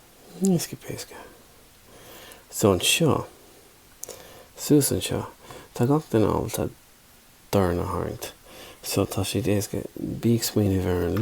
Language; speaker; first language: Irish; non-native, local second language; English